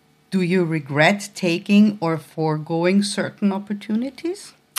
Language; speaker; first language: English; non-native, fluent; German